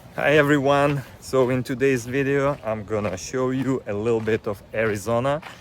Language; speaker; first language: English; non-native, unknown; Ukrainian